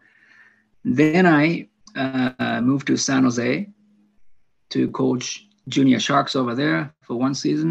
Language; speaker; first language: English; non-native, fluent; Japanese